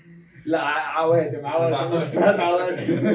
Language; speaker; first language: Arabic; native; Arabic